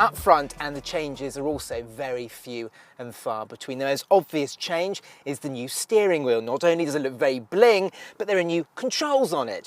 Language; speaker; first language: English; native; English